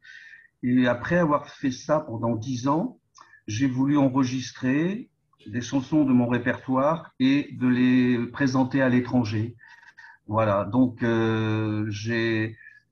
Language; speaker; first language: French; native; French